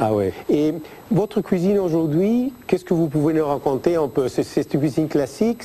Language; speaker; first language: French; non-native, fluent; Spanish